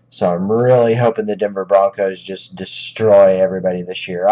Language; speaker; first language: English; native; English